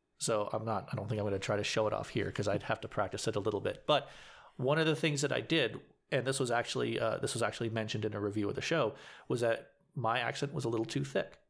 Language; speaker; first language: English; native; English